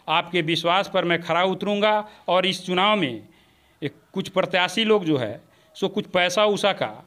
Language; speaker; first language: Hindi; native; Hindi